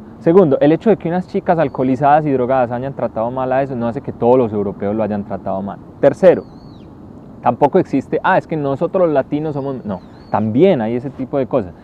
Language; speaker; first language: Spanish; native; Spanish